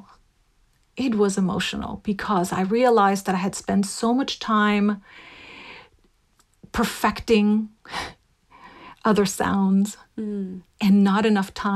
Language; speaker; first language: English; non-native, fluent; Spanish